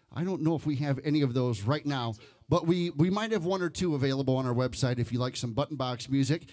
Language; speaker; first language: English; native; English